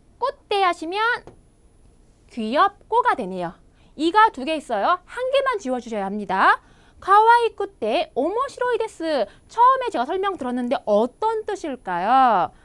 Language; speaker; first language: Korean; native; Korean